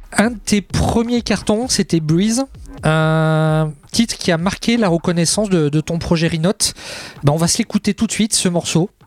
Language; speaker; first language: French; native; French